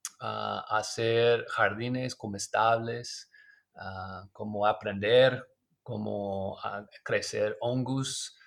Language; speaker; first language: Spanish; non-native, learner; English